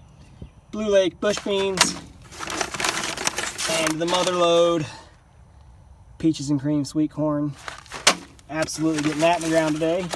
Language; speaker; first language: English; native; English